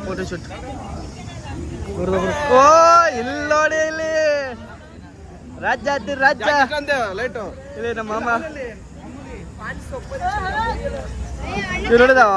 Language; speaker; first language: Kannada; native; Kannada